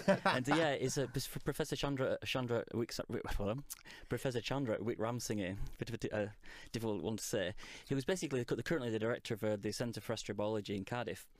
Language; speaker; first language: English; native; English